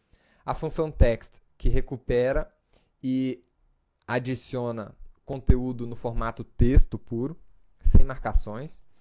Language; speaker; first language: Portuguese; native; Portuguese